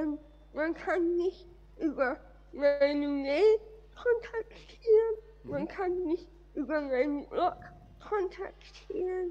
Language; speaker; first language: German; non-native, fluent; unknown